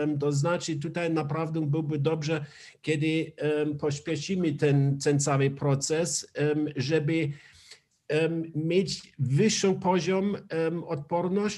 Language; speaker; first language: Polish; non-native, learner; German